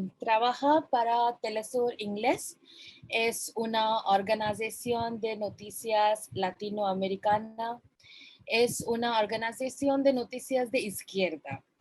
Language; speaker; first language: Spanish; non-native, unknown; Bangla